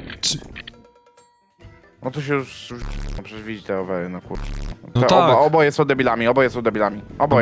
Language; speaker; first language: Polish; native; Polish